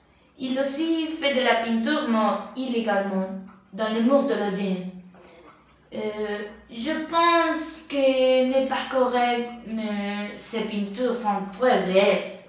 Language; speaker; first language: French; non-native, learner; Spanish